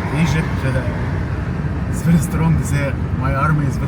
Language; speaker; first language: English; non-native, learner; Arabic